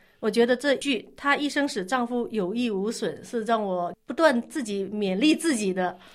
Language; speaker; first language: Chinese; non-native, local second language; Min Nan Chinese